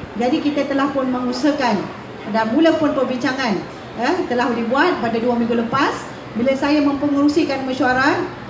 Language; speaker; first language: Malay; native; Malay